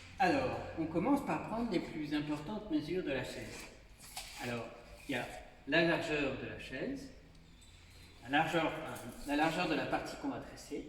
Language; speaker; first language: French; native; French